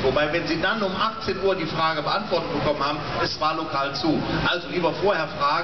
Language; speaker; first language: German; native; German